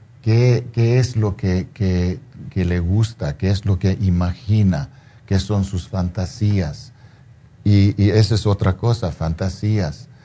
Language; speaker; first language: Spanish; non-native, fluent; English